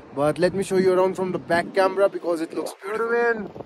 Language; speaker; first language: English; non-native, local second language; Hindi